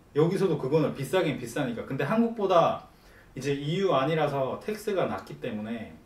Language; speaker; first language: Korean; native; Korean